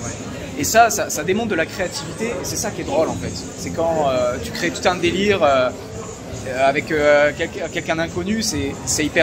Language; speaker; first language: French; native; French